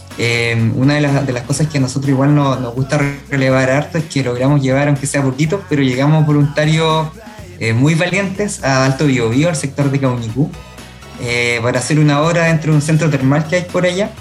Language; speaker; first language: Spanish; native; Spanish